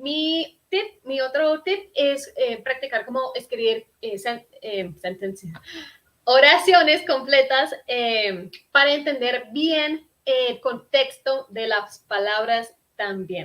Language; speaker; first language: Spanish; non-native, fluent; English